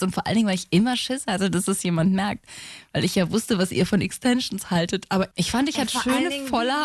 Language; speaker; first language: German; native; German